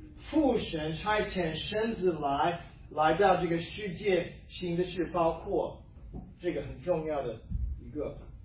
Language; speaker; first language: Chinese; non-native, fluent; English